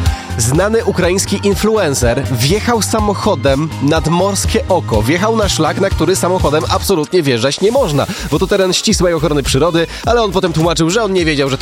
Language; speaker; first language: Polish; native; Polish